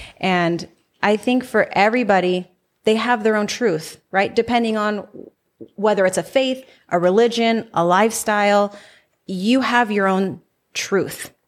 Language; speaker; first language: English; native; English